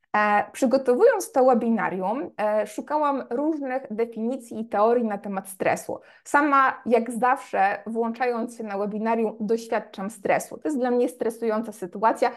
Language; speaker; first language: Polish; native; Polish